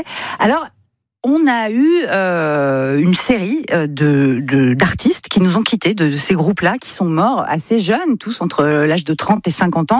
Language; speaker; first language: French; native; French